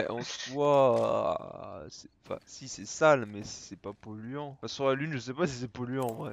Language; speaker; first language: French; native; French